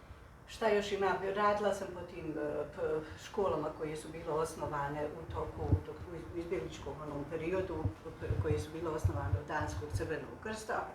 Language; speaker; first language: Bosnian; native; Bosnian